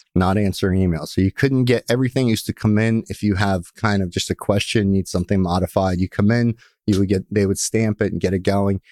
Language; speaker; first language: English; early bilingual, other home language; Russian